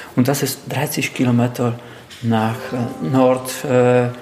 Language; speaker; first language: German; non-native, learner; Polish